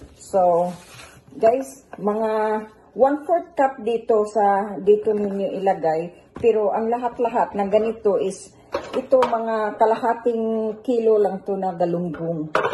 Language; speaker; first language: Filipino; non-native, local second language; Cebuano